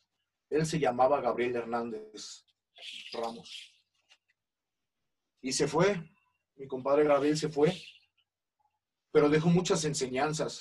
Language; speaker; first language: Spanish; native; Spanish